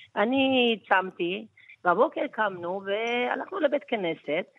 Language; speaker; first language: Hebrew; early bilingual, other home language; Persian